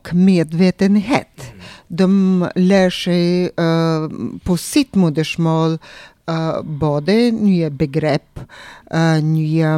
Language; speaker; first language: Swedish; non-native, fluent; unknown